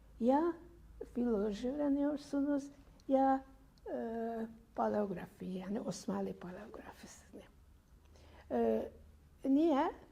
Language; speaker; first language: Turkish; non-native, fluent; Hungarian